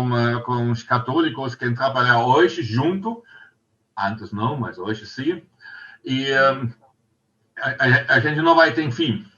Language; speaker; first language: Portuguese; non-native, learner; German